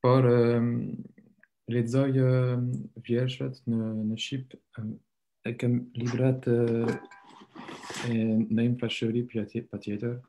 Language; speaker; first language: Albanian; non-native, learner; French